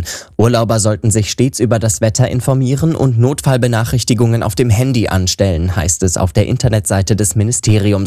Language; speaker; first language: German; native; German